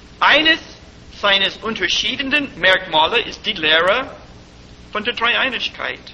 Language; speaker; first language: German; non-native, fluent; English